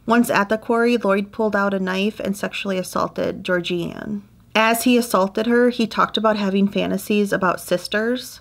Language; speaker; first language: English; native; English